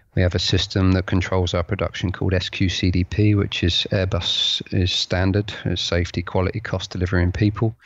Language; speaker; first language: English; native; English